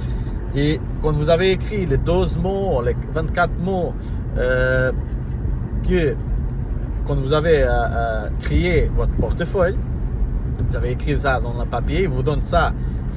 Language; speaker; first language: French; non-native, fluent; Portuguese